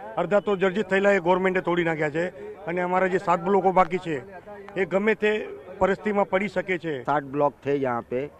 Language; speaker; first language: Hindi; non-native, local second language; Gujarati